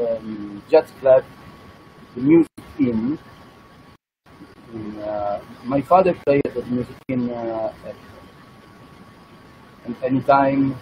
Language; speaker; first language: English; non-native, learner; Italian